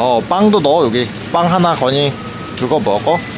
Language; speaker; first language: Korean; native; Korean